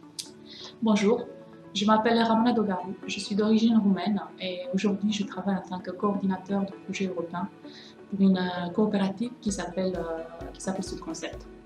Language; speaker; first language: French; non-native, fluent; Romanian